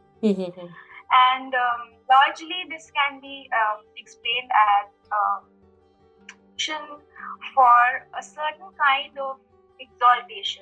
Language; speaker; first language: English; non-native, local second language; Bangla